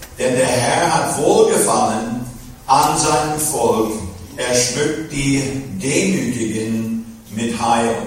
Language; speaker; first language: German; non-native, fluent; English